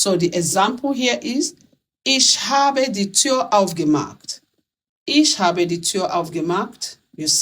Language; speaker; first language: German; non-native, fluent; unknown